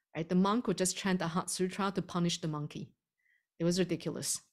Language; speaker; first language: English; early bilingual, other home language; Chinese